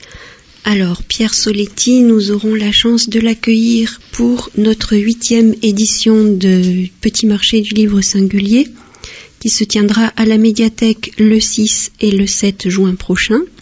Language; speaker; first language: French; native; French